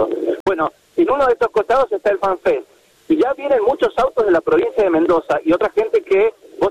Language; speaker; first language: Spanish; native; Spanish